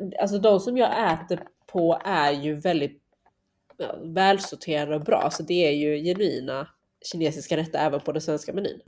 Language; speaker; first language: Swedish; early bilingual, other home language; Chinese